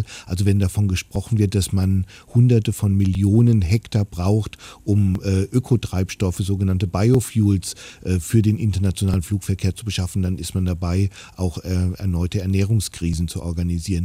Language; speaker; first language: German; native; German